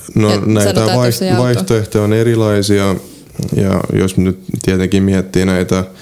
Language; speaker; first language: Finnish; early bilingual, other home language; Polish